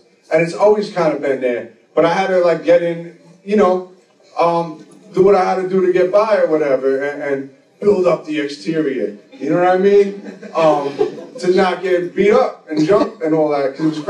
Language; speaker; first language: English; native; English